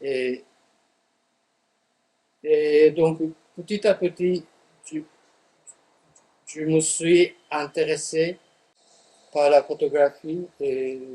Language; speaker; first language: French; non-native, fluent; Japanese